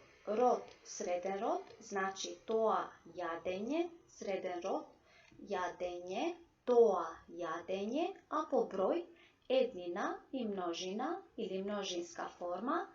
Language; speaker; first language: Macedonian; non-native, local second language; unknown